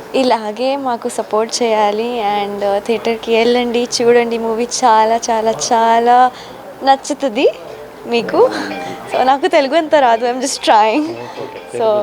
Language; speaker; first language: Telugu; non-native, learner; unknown